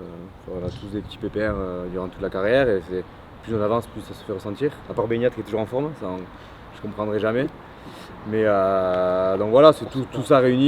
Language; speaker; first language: French; native; French